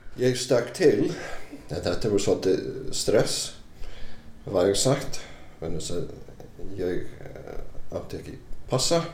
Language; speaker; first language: Icelandic; non-native, fluent; English